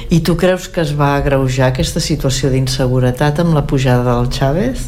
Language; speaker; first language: Catalan; native; Catalan